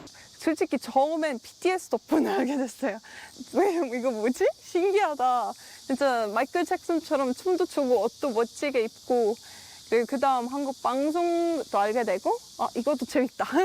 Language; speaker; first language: Korean; non-native, fluent; Estonian